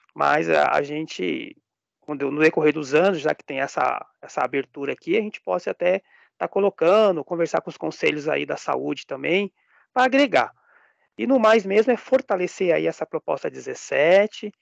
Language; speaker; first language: Portuguese; native; Portuguese